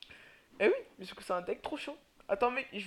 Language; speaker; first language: French; native; French